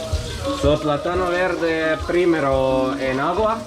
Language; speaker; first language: Spanish; non-native, learner; Croatian